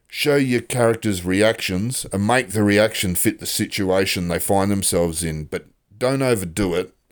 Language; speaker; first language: English; native; English